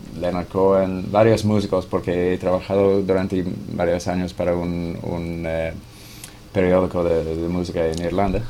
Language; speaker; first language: Spanish; non-native, fluent; English